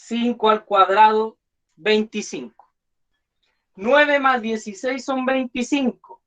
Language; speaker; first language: Spanish; native; Spanish